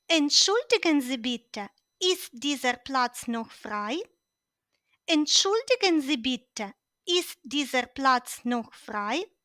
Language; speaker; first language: German; non-native, fluent; Ukrainian